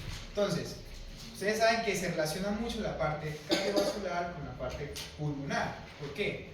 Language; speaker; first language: Spanish; native; Spanish